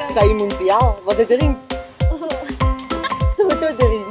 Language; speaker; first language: Dutch; non-native, learner; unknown